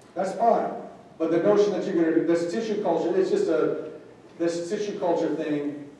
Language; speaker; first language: English; native; English